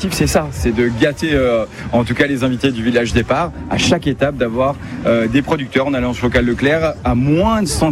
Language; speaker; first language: French; native; French